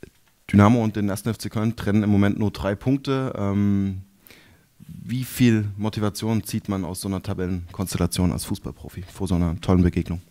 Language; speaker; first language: German; native; German